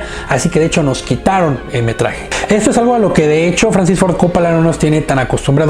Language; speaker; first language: Spanish; native; Spanish